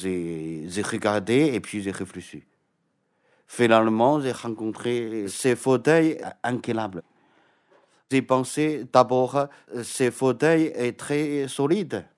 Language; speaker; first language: French; non-native, fluent; Chinese